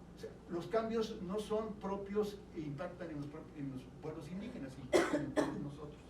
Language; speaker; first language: Spanish; native; Spanish